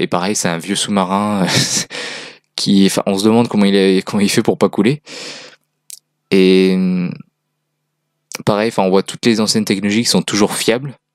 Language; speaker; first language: French; native; French